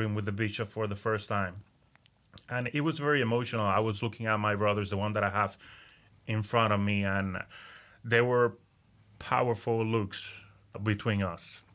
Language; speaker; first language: English; non-native, fluent; Spanish